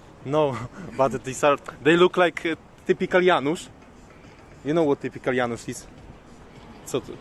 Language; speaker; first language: English; non-native, fluent; Polish